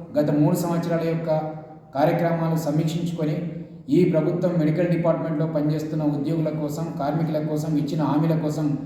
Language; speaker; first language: Telugu; native; Telugu